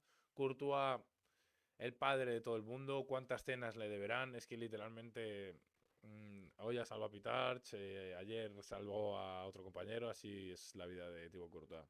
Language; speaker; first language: Spanish; native; Spanish